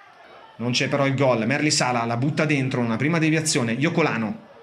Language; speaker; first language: Italian; native; Italian